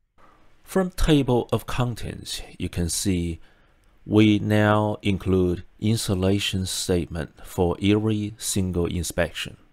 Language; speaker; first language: English; non-native, fluent; Chinese